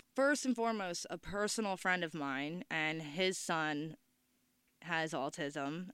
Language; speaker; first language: English; native; English